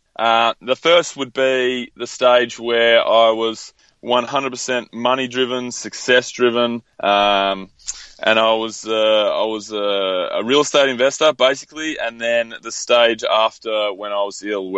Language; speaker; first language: English; native; English